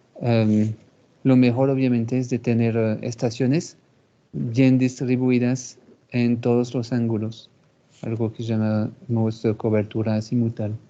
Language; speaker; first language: Spanish; non-native, fluent; French